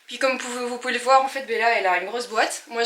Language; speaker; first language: French; native; French